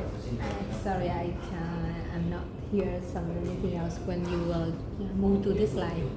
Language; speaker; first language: English; non-native, learner; Vietnamese